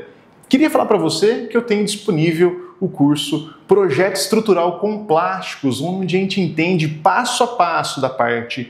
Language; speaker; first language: Portuguese; native; Portuguese